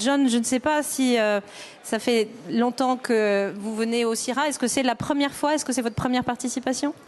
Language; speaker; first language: French; native; French